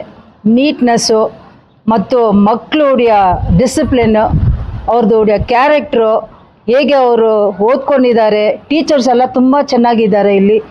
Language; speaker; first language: Kannada; non-native, local second language; Tamil